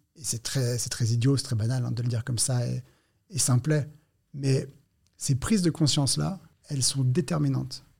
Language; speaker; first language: French; native; French